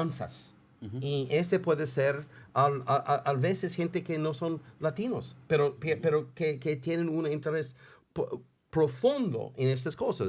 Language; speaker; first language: Spanish; non-native, fluent; English